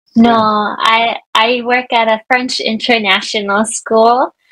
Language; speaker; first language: English; native; English